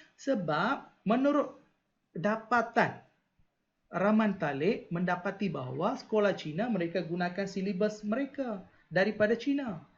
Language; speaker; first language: Malay; non-native, local second language; Tamil